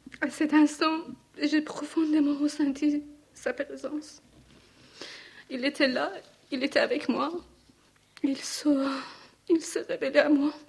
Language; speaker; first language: French; non-native, learner; Persian